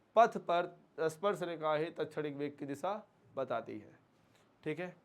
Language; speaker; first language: Hindi; native; Hindi